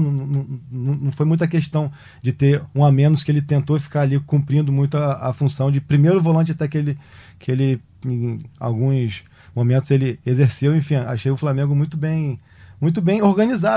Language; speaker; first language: Portuguese; native; Portuguese